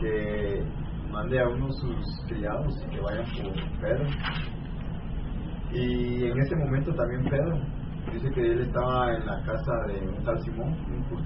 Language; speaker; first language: Spanish; native; Spanish